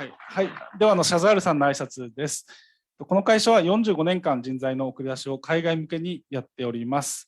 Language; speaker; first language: Japanese; native; Japanese